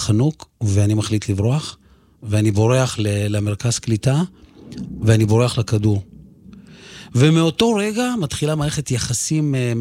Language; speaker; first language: Hebrew; early bilingual, other home language; Russian